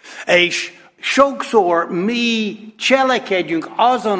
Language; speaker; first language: Hungarian; non-native, fluent; English